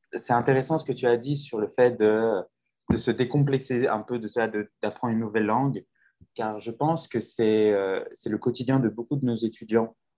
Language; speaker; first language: French; native; French